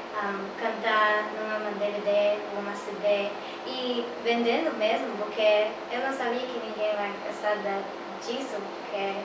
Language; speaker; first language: Portuguese; early bilingual, heritage; English